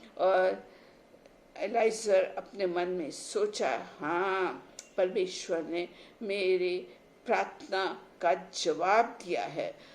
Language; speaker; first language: Hindi; non-native, local second language; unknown